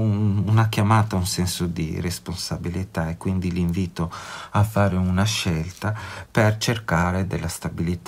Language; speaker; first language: Italian; native; Italian